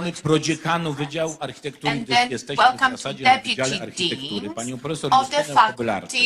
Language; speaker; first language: Polish; native; Polish